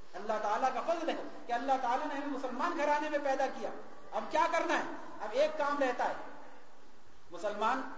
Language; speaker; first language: Urdu; native; Urdu